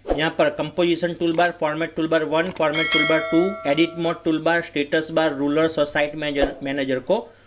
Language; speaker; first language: Hindi; non-native, local second language; Gujarati